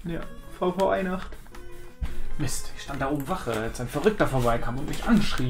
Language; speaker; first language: German; native; German